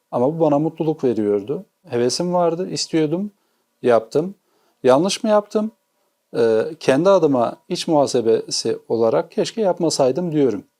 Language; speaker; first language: Turkish; native; Turkish